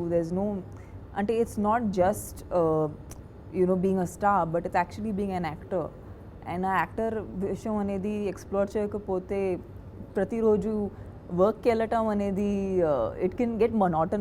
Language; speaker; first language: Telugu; non-native, fluent; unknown